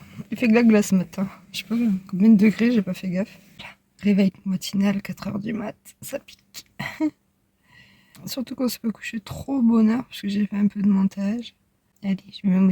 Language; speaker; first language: French; native; French